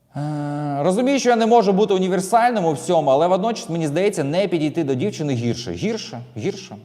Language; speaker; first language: Ukrainian; native; Ukrainian